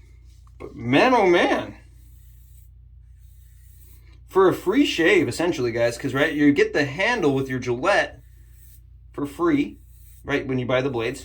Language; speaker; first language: English; native; English